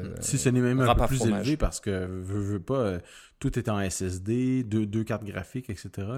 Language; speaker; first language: French; native; French